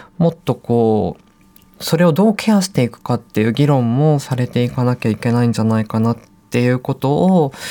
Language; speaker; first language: Japanese; native; Japanese